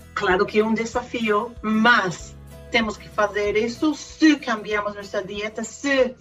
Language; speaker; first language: Portuguese; non-native, fluent; English